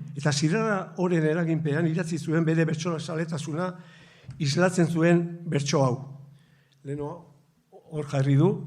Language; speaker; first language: Basque; native; Basque